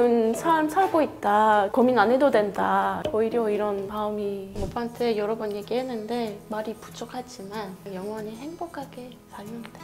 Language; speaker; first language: Korean; non-native, fluent; French